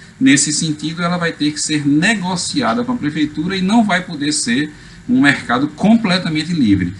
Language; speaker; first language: Portuguese; native; Portuguese